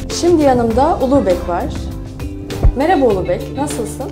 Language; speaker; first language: Turkish; native; Turkish